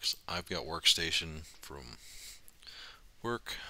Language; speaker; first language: English; native; English